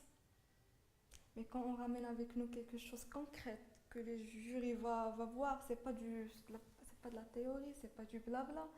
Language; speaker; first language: French; non-native, local second language; Arabic